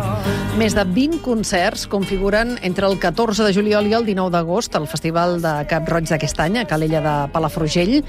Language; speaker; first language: Catalan; native; Catalan